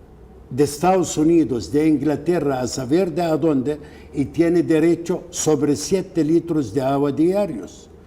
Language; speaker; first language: Spanish; non-native, fluent; Arabic